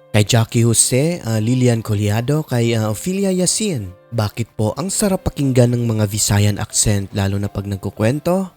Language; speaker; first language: Filipino; non-native, local second language; Cebuano